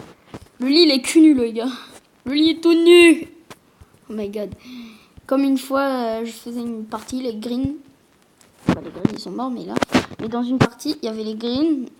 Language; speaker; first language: French; native; French